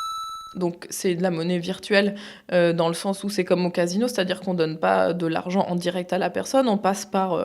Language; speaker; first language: French; native; French